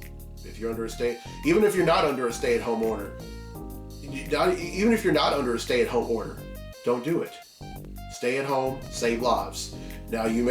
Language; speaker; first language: English; native; English